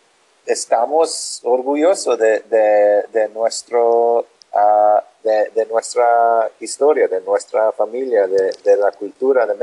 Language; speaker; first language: Spanish; non-native, learner; English